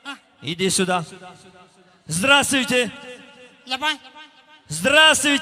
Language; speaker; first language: Russian; non-native, local second language; Tajik